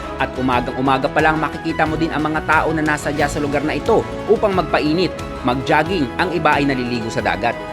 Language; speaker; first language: Filipino; non-native, local second language; Bikol